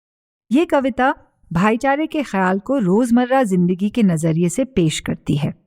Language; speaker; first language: Hindi; native; Hindi